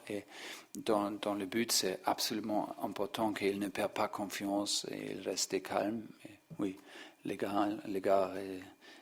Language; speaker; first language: French; non-native, learner; German